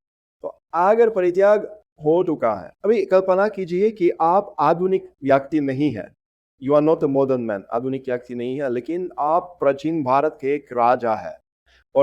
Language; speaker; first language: Hindi; non-native, fluent; Russian